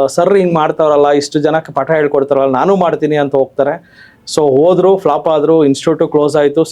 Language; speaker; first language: Kannada; native; Kannada